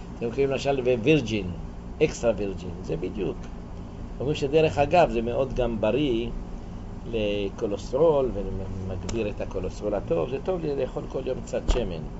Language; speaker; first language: Hebrew; native; Hebrew